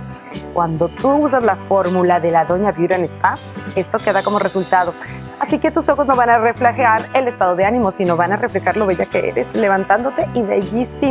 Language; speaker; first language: Spanish; native; Spanish